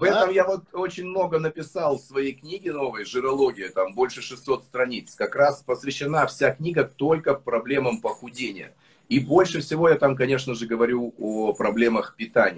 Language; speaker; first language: Russian; native; Russian